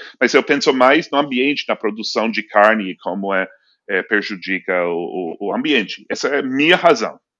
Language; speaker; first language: Portuguese; non-native, fluent; English